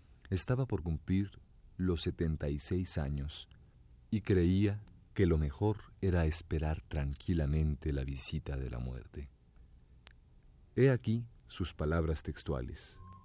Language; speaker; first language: Spanish; native; Spanish